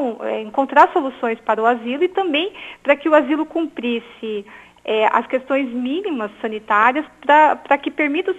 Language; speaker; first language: Portuguese; native; Portuguese